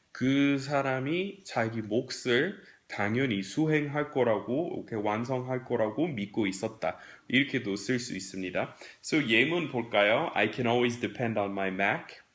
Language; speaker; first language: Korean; non-native, fluent; English